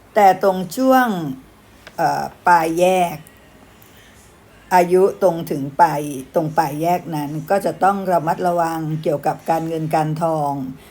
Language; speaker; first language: Thai; native; Thai